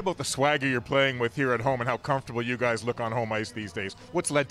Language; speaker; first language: English; native; English